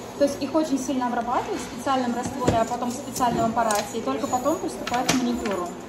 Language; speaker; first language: Russian; native; Russian